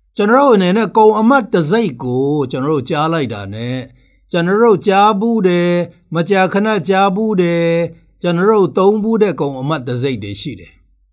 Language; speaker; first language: Burmese; non-native, local second language; Tedim Chin